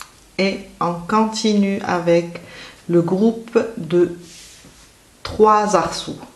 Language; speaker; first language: French; native; French